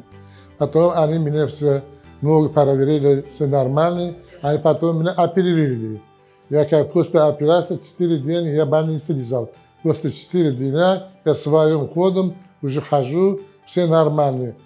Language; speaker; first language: Russian; non-native, learner; Uzbek